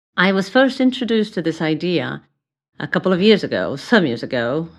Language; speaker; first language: English; non-native, fluent; Portuguese